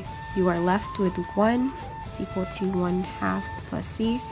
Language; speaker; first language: English; native; English